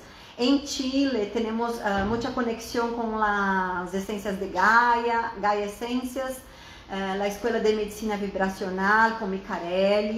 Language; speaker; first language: Spanish; non-native, fluent; Portuguese